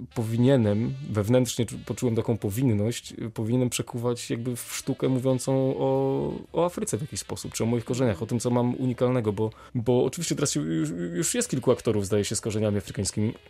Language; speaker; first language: Polish; native; Polish